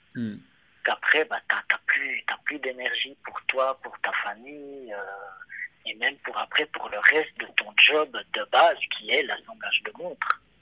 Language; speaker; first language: French; native; French